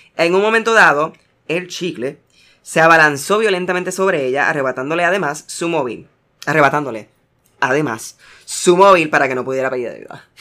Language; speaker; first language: Spanish; early bilingual, heritage; Spanish